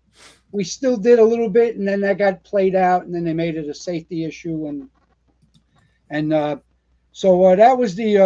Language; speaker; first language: English; native; English